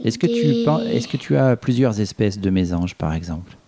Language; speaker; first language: French; native; French